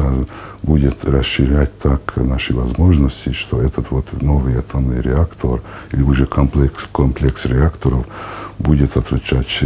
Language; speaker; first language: Russian; non-native, fluent; Hungarian